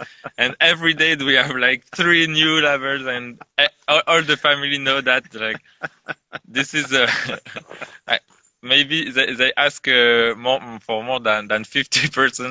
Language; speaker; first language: English; non-native, fluent; French